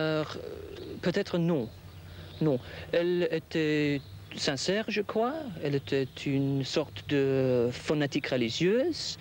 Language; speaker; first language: French; non-native, fluent; English